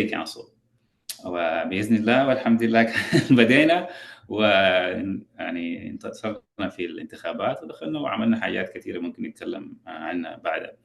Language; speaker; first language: Arabic; early bilingual, other home language; English